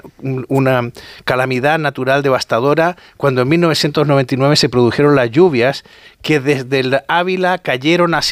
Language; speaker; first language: Spanish; native; Spanish